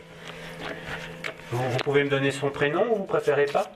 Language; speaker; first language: French; native; French